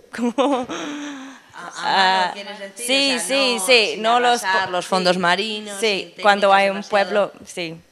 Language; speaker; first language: Spanish; non-native, learner; English